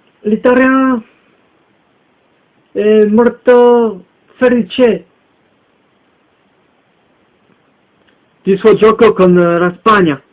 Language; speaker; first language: Italian; early bilingual, heritage; French